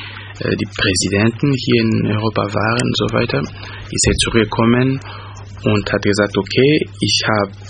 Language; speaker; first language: German; non-native, fluent; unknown